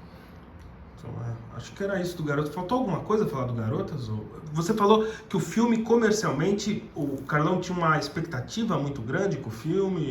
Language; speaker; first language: Portuguese; native; Portuguese